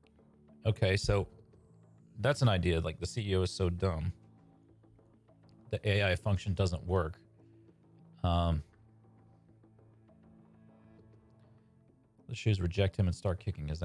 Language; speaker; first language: English; native; English